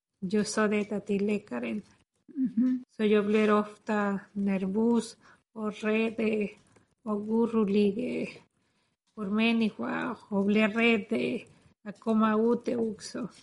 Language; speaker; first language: Swedish; non-native, learner; Spanish